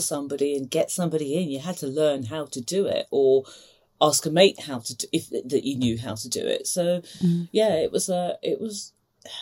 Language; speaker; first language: English; native; English